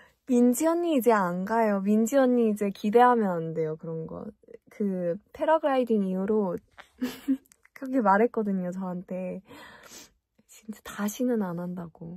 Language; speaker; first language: Korean; early bilingual, heritage; English